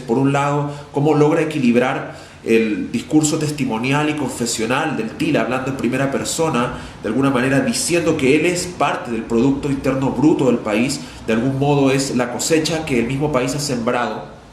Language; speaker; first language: Spanish; native; Spanish